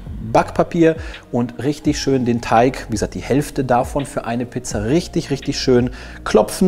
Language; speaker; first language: German; native; German